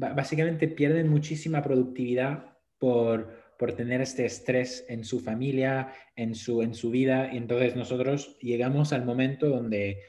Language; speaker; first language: Spanish; non-native, fluent; French